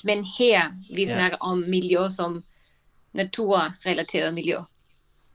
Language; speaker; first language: Danish; non-native, learner; Spanish